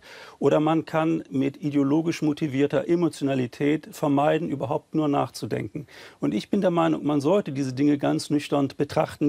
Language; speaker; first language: German; native; German